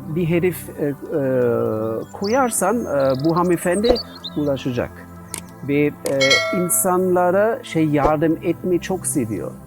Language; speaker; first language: Turkish; non-native, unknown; German